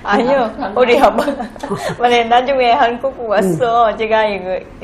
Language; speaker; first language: Korean; non-native, learner; Vietnamese